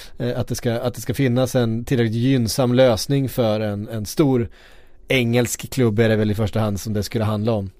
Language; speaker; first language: Swedish; native; Swedish